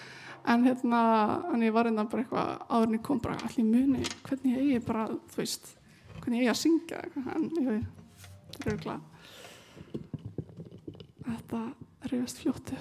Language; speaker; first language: Icelandic; native; Icelandic